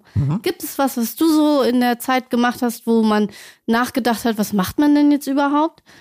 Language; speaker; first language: German; native; German